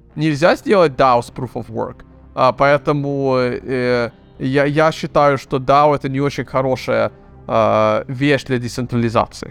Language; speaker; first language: Russian; early bilingual, heritage; Russian